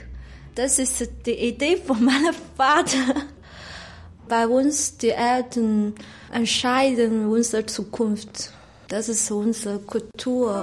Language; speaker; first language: German; non-native, learner; Chinese